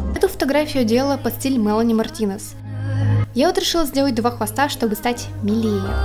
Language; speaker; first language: Russian; native; Russian